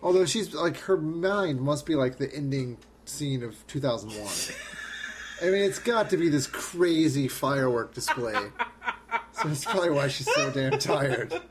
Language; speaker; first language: English; native; English